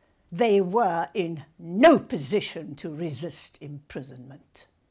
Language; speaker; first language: English; non-native, local second language; Afrikaans